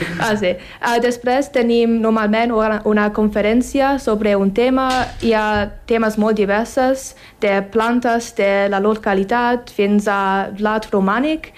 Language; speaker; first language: Catalan; non-native, learner; English